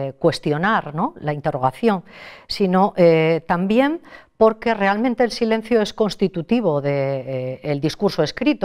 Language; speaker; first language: Spanish; native; Spanish